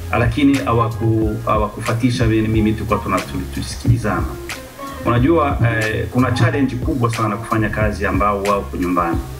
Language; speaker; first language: Swahili; non-native, local second language; Rundi